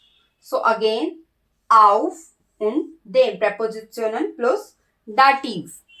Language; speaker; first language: German; non-native, learner; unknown